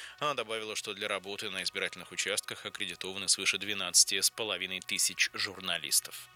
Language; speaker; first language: Russian; native; Russian